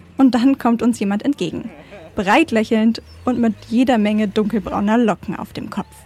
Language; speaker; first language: German; native; German